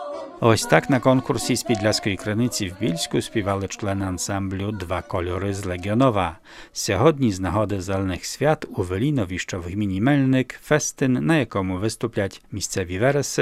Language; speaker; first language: Ukrainian; native; Ukrainian